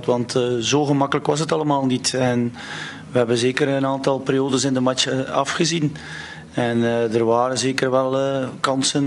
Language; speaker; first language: Dutch; native; Dutch